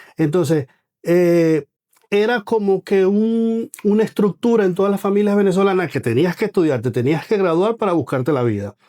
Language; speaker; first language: Spanish; native; Spanish